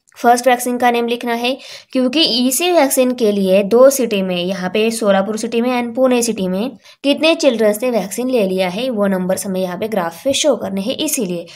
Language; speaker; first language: Hindi; non-native, local second language; Marathi